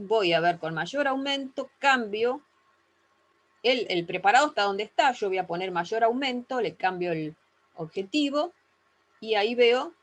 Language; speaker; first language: Spanish; native; Spanish